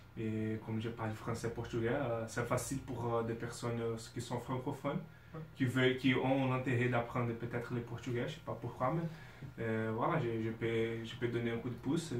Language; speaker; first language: French; non-native, fluent; Portuguese